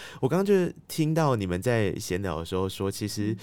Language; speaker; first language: Chinese; native; Chinese